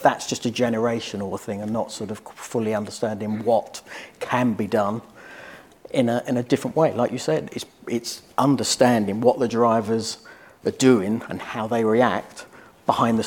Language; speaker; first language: English; native; English